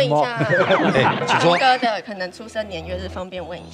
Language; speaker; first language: Chinese; native; Chinese